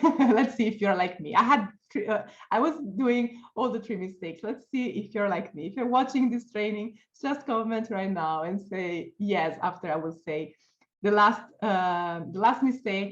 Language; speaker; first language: English; non-native, fluent; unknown